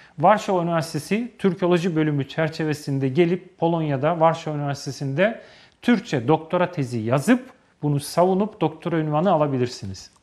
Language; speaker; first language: Turkish; non-native, fluent; Polish